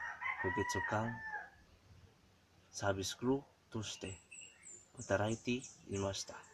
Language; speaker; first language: Japanese; non-native, learner; Cebuano